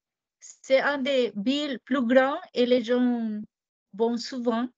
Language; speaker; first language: French; non-native, fluent; Japanese